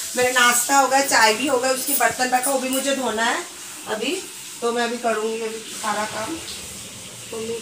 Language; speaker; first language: Hindi; native; Hindi